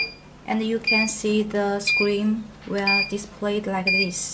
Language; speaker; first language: English; non-native, learner; Chinese